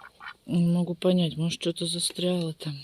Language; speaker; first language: Russian; native; Russian